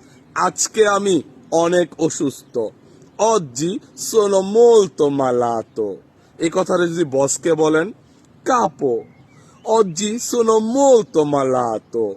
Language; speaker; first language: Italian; non-native, fluent; Bangla